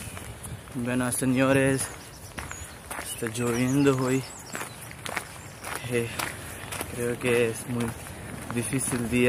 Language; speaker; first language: Spanish; non-native, learner; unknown